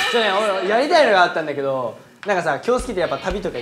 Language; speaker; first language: Japanese; native; Japanese